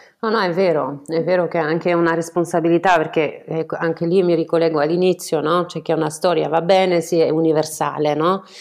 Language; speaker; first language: Italian; non-native, fluent; French